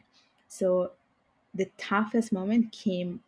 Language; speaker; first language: English; non-native, fluent; Bangla